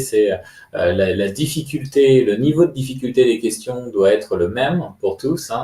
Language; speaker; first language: French; native; French